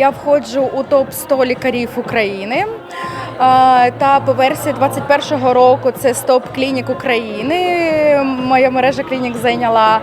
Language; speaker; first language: Ukrainian; non-native, local second language; Russian